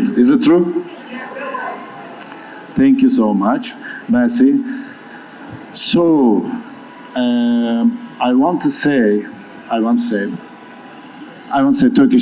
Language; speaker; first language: English; non-native, learner; Turkish